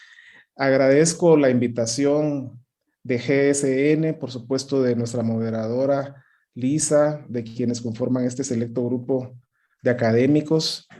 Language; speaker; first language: Spanish; native; Spanish